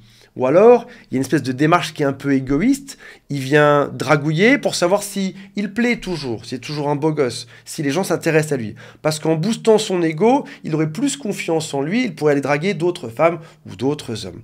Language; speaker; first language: French; native; French